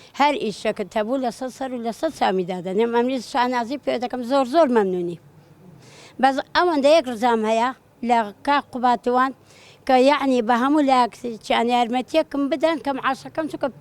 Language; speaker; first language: Central Kurdish; native; Central Kurdish